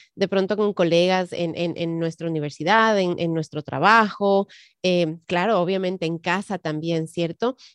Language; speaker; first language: Spanish; native; Spanish